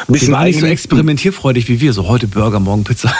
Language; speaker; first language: German; native; German